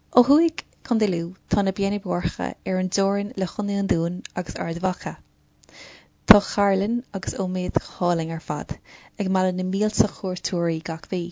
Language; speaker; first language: Irish; non-native, local second language; English